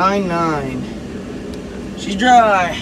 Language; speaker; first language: English; native; English